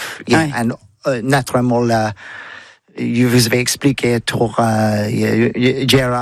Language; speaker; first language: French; non-native, learner; English